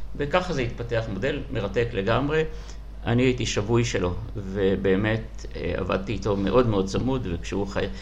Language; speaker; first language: Hebrew; non-native, fluent; Russian